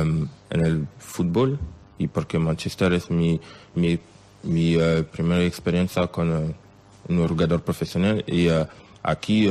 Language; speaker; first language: Spanish; non-native, learner; French